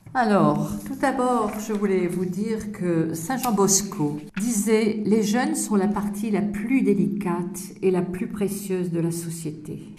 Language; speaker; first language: French; native; French